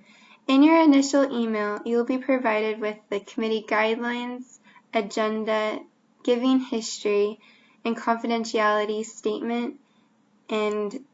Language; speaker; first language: English; native; English